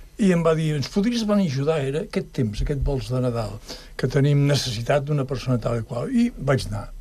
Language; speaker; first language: Catalan; native; Catalan